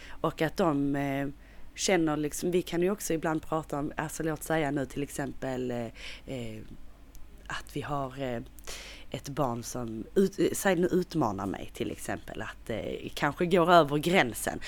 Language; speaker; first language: Swedish; native; Swedish